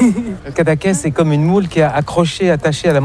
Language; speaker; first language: French; native; French